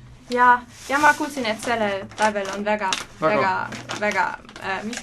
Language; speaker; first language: Estonian; non-native, learner; German